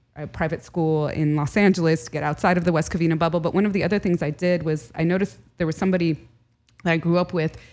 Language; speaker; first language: English; early bilingual, other home language; Arabic